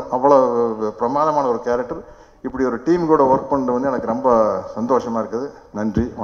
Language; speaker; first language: Tamil; native; Tamil